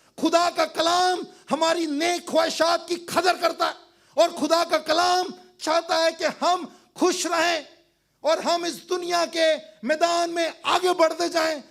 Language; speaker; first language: Urdu; non-native, local second language; Punjabi